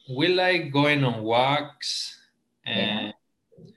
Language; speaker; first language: English; non-native, fluent; Spanish